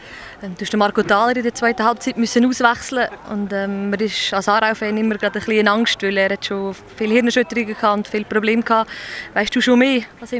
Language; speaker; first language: German; native; German